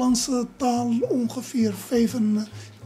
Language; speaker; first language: Dutch; non-native, fluent; Arabic